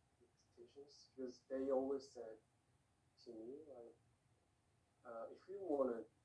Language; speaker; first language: English; non-native, learner; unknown